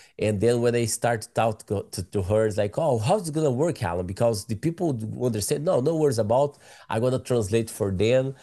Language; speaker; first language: English; non-native, learner; Portuguese